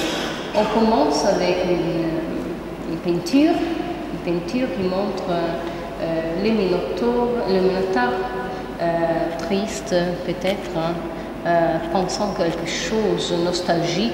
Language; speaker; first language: French; non-native, fluent; Italian